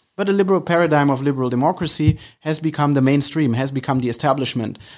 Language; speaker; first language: English; non-native, fluent; German